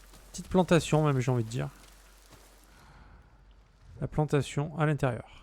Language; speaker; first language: French; native; French